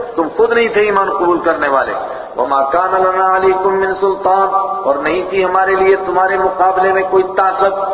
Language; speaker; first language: Urdu; non-native, local second language; Punjabi